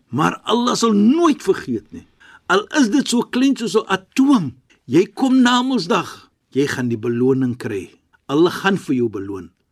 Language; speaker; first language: Afrikaans; non-native, fluent; Arabic